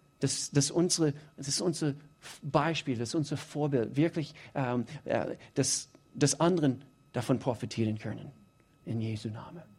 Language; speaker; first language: German; non-native, fluent; English